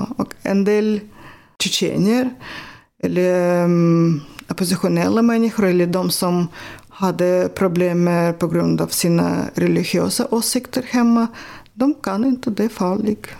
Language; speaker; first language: Swedish; non-native, fluent; Russian